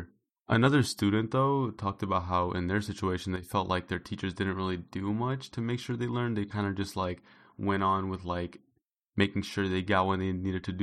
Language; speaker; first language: English; native; English